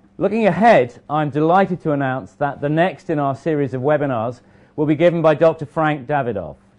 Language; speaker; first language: English; native; English